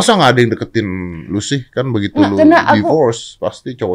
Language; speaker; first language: Indonesian; native; Indonesian